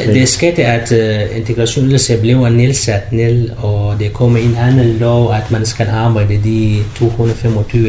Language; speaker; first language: Danish; non-native, learner; Kurdish